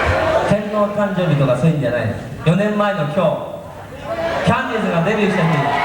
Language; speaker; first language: Japanese; native; Japanese